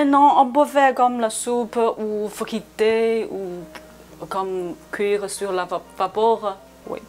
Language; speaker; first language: French; non-native, learner; Chinese